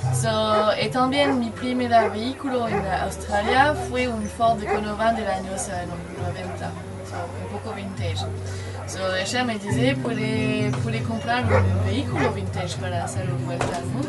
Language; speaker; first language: Spanish; non-native, learner; French